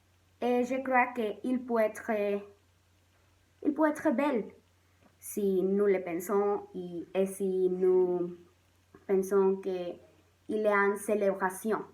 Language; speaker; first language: French; non-native, learner; Spanish